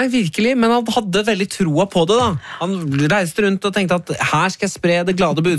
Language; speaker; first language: Norwegian; native; Norwegian